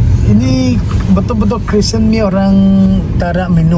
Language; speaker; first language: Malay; non-native, learner; Tedim Chin